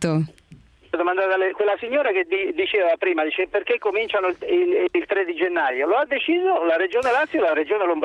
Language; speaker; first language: Italian; native; Italian